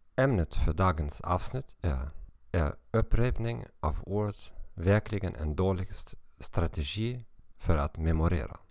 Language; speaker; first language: Swedish; non-native, fluent; German